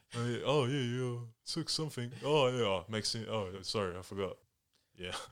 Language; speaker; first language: English; early bilingual, other home language; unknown